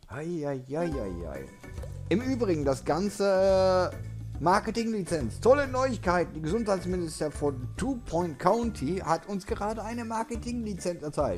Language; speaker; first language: German; native; German